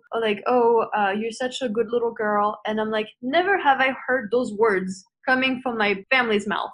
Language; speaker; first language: English; non-native, fluent; Vietnamese